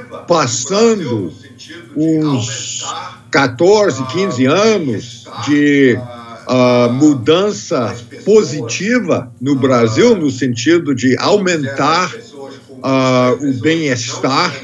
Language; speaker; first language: Portuguese; non-native, fluent; English